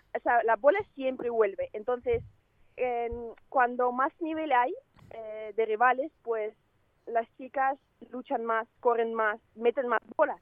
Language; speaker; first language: Spanish; non-native, fluent; Russian